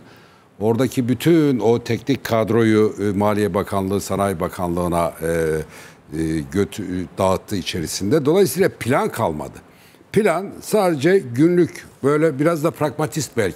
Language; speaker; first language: Turkish; native; Turkish